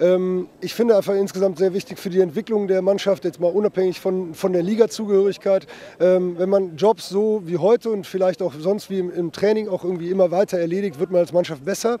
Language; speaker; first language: German; native; German